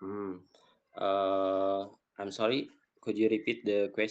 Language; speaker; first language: English; non-native, fluent; Indonesian